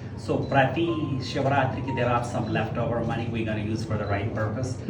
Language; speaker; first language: English; non-native, local second language; Telugu